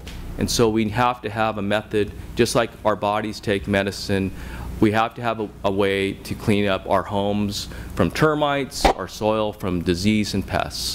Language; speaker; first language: English; native; English